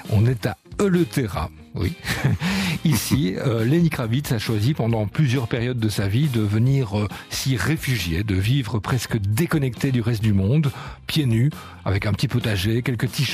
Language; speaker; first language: French; native; French